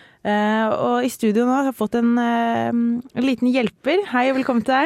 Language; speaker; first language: Norwegian; native; Norwegian